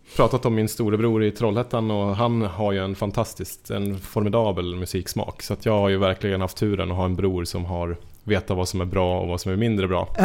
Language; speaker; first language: Swedish; native; Swedish